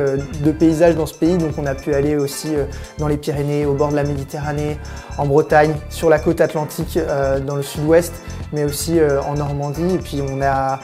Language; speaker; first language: French; native; French